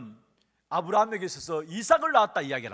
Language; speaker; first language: Korean; native; Korean